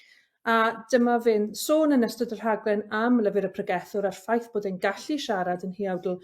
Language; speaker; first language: Welsh; native; Welsh